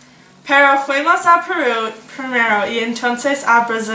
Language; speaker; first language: Spanish; non-native, learner; English